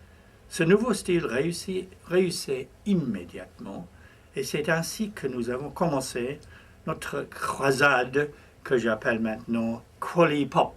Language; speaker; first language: French; non-native, fluent; English